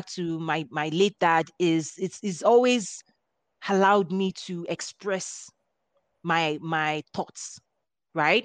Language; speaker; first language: English; non-native, local second language; Yoruba